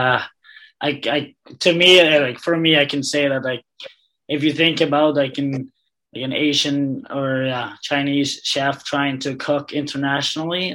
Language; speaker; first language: English; non-native, fluent; Danish